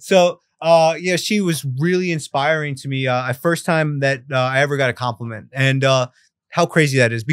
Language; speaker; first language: English; early bilingual, other home language; Spanish